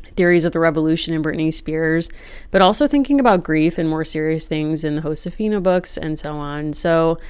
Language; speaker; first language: English; native; English